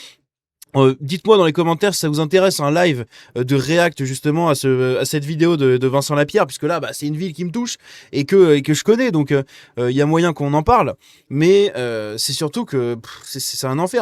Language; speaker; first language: French; native; French